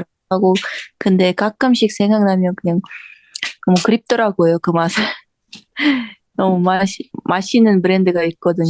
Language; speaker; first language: Korean; non-native, fluent; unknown